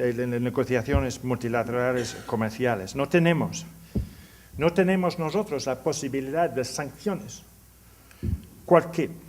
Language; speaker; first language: Spanish; non-native, learner; English